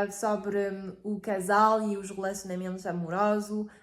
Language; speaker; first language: Portuguese; non-native, fluent; French